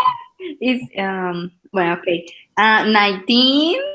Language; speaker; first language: English; non-native, learner; Spanish